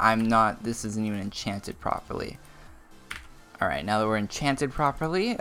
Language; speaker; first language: English; native; English